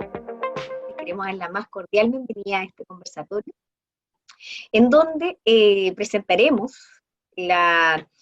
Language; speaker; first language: Spanish; native; Spanish